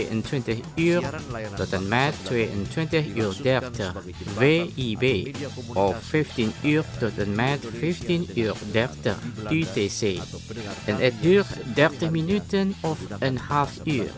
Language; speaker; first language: Dutch; non-native, learner; Indonesian